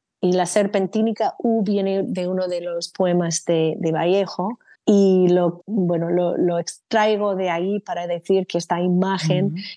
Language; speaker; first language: Spanish; non-native, fluent; English